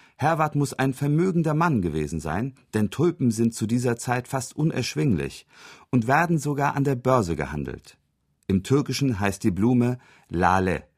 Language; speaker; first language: German; early bilingual, other home language; Turkish